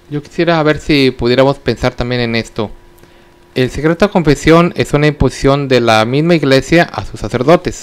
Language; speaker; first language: Spanish; native; Spanish